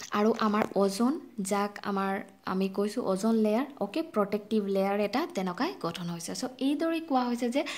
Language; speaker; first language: Assamese; non-native, local second language; Bangla